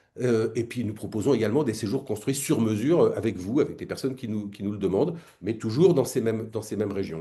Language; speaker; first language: French; native; French